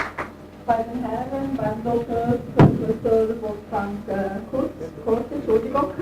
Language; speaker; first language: German; non-native, fluent; Turkish